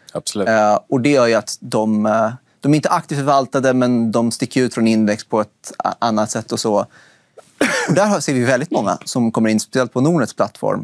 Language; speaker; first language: Swedish; native; Swedish